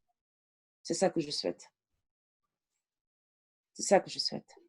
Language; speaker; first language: French; early bilingual, other home language; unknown